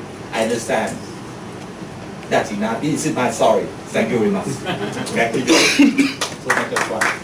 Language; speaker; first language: English; non-native, learner; Thai